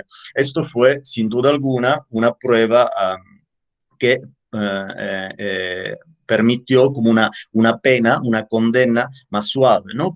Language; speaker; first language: Spanish; native; Spanish